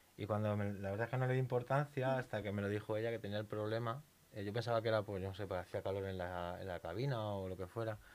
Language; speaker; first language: Spanish; native; Spanish